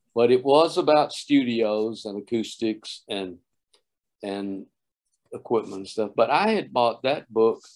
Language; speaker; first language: English; native; English